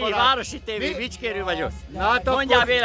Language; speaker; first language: Hungarian; native; Hungarian